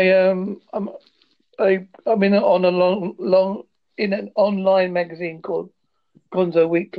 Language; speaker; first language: English; native; English